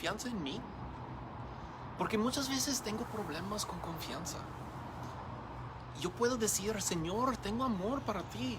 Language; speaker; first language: Spanish; non-native, learner; English